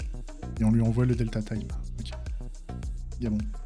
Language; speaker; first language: French; native; French